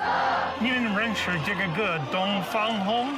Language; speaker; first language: Chinese; non-native, learner; English